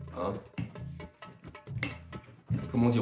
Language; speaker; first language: French; native; French